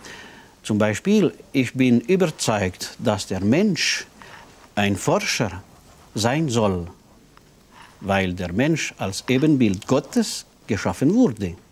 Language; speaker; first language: German; non-native, local second language; French